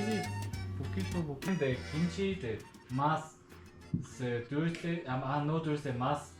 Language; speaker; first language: Spanish; non-native, learner; Korean